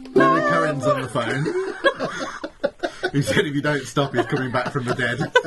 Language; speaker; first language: English; native; English